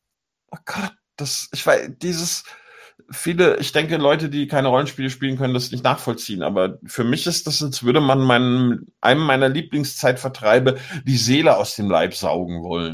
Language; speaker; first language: German; native; German